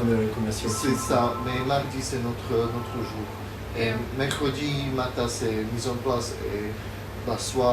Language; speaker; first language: French; non-native, learner; Slovak